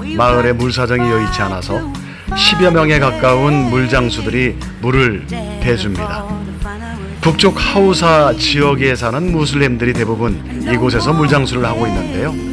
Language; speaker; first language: Korean; native; Korean